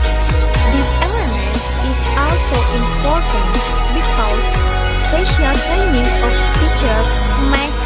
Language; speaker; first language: English; non-native, learner; Indonesian